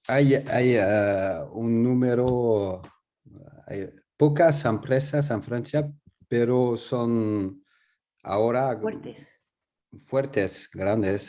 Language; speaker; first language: Spanish; non-native, learner; French